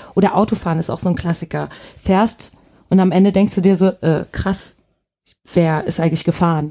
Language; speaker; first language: German; early bilingual, other home language; Turkish